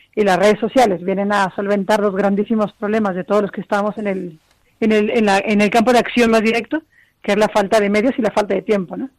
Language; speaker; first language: Spanish; native; Spanish